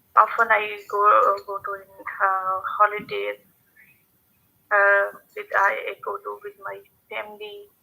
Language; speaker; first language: English; non-native, learner; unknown